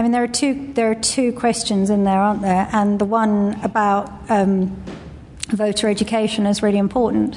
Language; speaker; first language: English; native; English